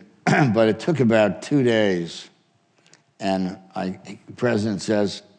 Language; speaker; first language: English; native; English